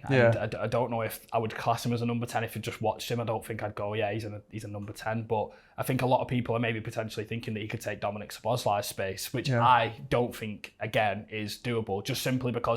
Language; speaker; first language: English; native; English